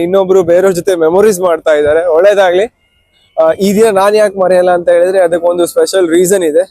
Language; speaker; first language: Kannada; native; Kannada